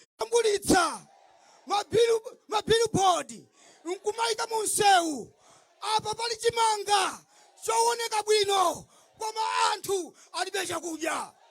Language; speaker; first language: Nyanja; non-native, local second language; Tumbuka